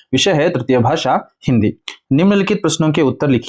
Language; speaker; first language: Hindi; non-native, local second language; Kannada